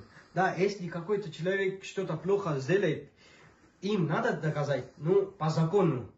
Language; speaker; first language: Russian; non-native, learner; Urdu